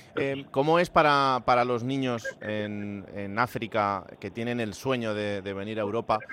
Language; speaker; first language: Spanish; native; Spanish